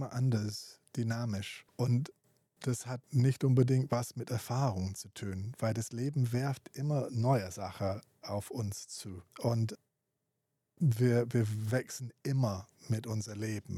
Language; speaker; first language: German; non-native, fluent; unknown